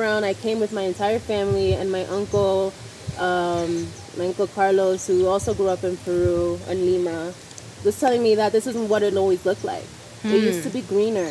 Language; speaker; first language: English; native; English